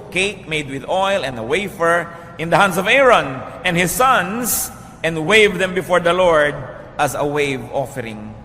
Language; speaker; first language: English; non-native, local second language; Filipino